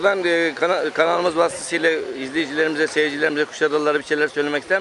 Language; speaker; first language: Turkish; native; Turkish